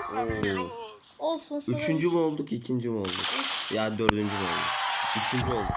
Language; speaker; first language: Turkish; native; Turkish